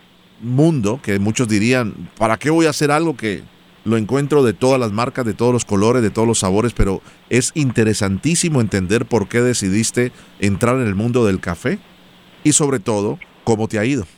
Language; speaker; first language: Spanish; native; Spanish